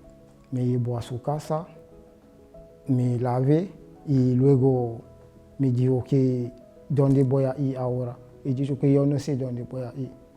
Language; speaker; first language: Spanish; non-native, learner; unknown